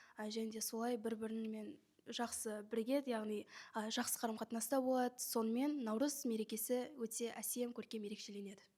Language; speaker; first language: Kazakh; native; Kazakh